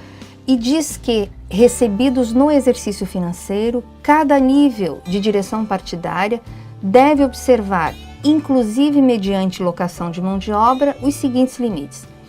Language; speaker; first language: Portuguese; native; Portuguese